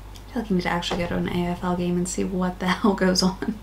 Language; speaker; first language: English; native; English